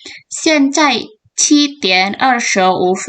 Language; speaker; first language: Chinese; non-native, fluent; Indonesian